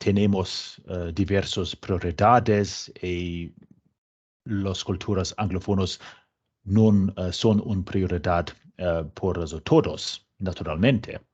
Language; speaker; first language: Spanish; non-native, fluent; English